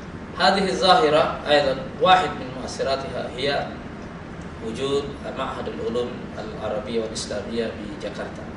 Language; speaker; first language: Arabic; non-native, fluent; Indonesian